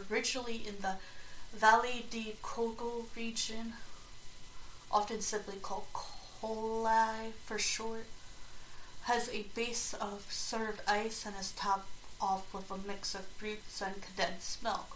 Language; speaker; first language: English; native; English